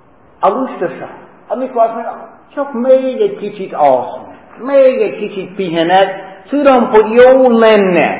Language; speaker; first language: Hungarian; non-native, fluent; English